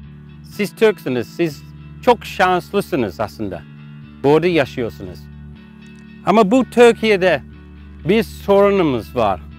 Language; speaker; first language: Turkish; non-native, learner; English